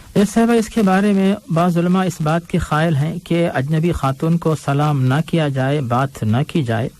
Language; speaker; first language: Urdu; native; Urdu